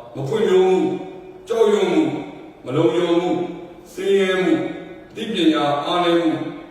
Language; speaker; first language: Burmese; non-native, local second language; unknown